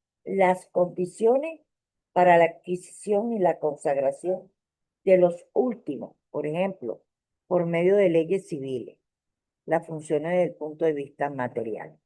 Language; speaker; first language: Spanish; native; Spanish